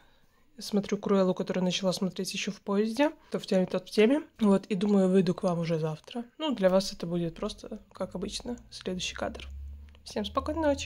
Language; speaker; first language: Russian; native; Russian